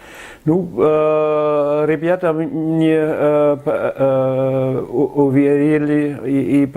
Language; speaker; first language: Russian; non-native, fluent; German